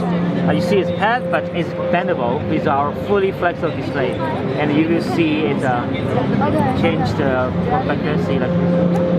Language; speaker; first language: English; non-native, fluent; Chinese